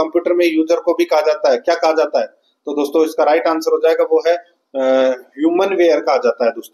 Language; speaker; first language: Hindi; native; Hindi